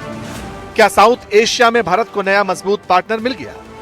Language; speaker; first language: Hindi; native; Hindi